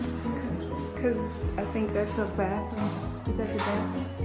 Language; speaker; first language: English; native; English